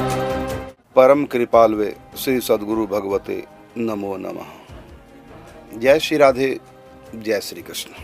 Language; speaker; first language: Hindi; native; Hindi